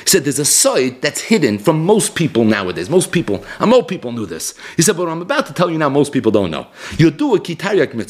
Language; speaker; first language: English; native; English